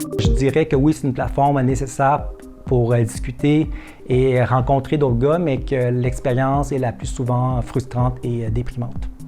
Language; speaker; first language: French; early bilingual, other home language; Vietnamese